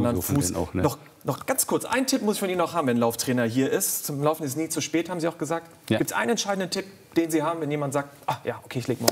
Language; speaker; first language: German; native; German